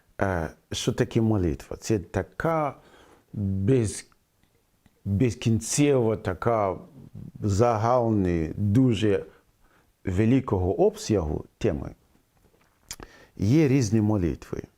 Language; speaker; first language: Ukrainian; non-native, fluent; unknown